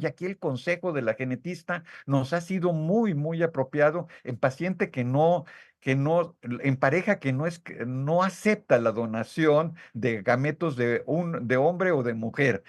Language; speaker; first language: Spanish; native; Spanish